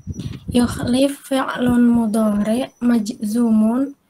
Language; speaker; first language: Arabic; non-native, learner; Indonesian